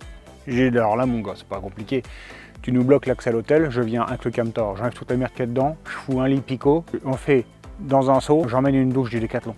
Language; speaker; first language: French; native; French